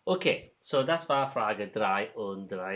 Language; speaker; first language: German; non-native, learner; English